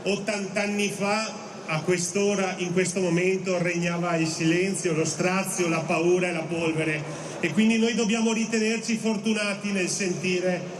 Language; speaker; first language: Italian; native; Italian